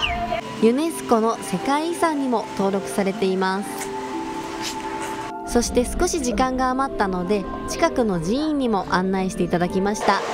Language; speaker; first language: Japanese; native; Japanese